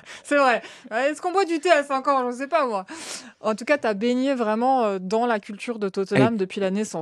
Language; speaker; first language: French; native; French